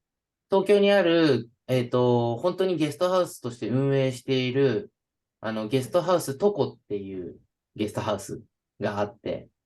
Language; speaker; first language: Japanese; native; Japanese